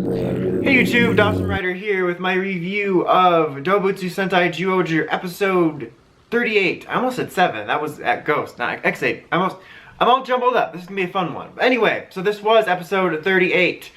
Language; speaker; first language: English; native; English